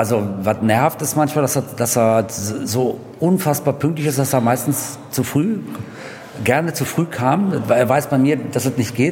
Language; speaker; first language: German; native; German